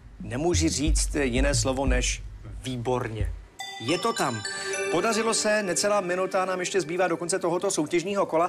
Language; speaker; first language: Czech; native; Czech